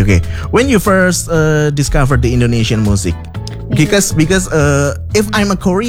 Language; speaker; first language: English; non-native, fluent; Indonesian